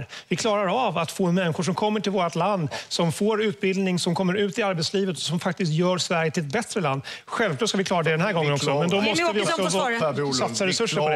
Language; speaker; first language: Swedish; native; Swedish